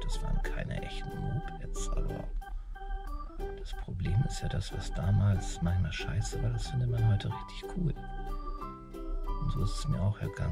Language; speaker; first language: German; native; German